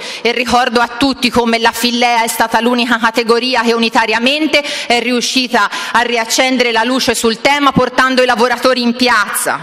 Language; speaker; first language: Italian; native; Italian